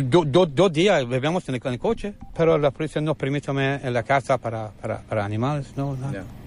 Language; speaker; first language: Spanish; non-native, learner; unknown